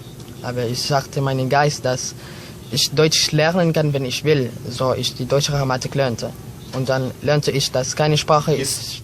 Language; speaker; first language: German; non-native, learner; Filipino